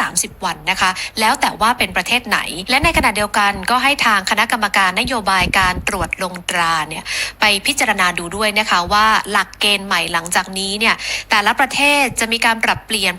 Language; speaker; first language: Thai; native; Thai